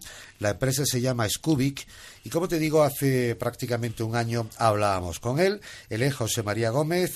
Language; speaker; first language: Spanish; native; Spanish